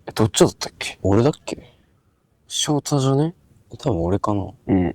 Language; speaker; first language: Japanese; native; Japanese